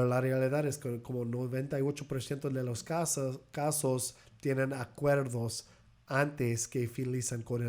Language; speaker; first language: Spanish; early bilingual, heritage; Spanish